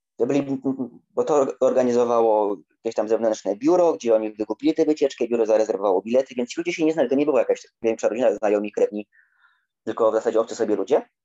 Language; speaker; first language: Polish; native; Polish